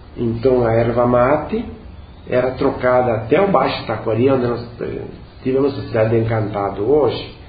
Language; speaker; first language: Portuguese; non-native, local second language; Venetian